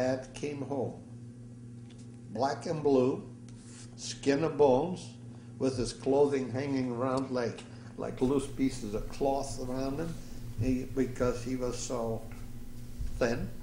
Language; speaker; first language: English; non-native, fluent; Dutch